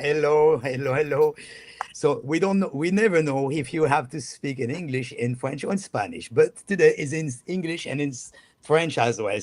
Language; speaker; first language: English; non-native, fluent; French